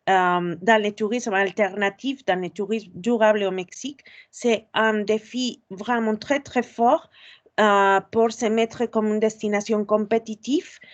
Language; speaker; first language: French; non-native, fluent; Spanish